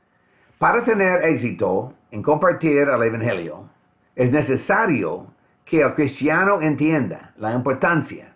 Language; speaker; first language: Spanish; non-native, fluent; English